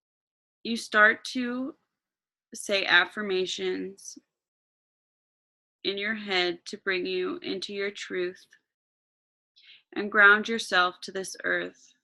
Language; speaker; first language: English; native; English